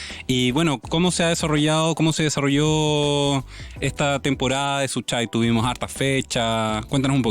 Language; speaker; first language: Spanish; native; Spanish